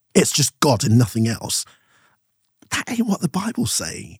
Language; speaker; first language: English; non-native, local second language; Yoruba